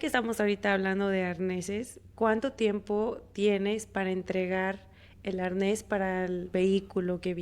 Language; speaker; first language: Spanish; native; Spanish